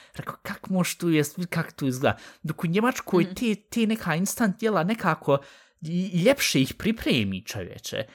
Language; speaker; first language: Bosnian; early bilingual, heritage; Bosnian